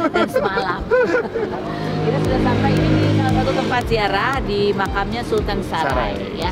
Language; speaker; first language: Indonesian; native; Indonesian